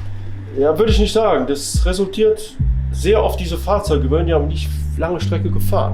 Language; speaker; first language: German; native; German